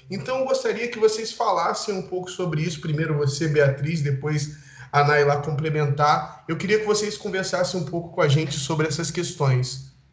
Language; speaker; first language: Portuguese; native; Portuguese